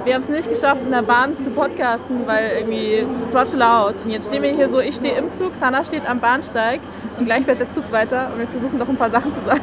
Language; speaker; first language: German; native; German